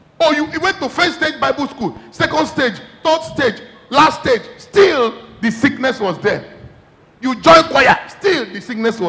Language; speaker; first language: English; non-native, local second language; Igbo